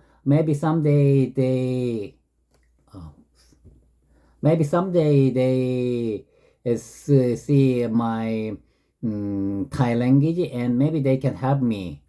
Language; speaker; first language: English; non-native, learner; Korean